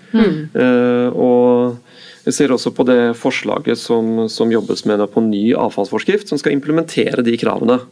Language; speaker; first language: Norwegian; native; Norwegian